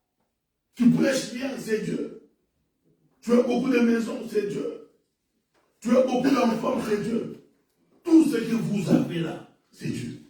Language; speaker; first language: French; non-native, local second language; Lingala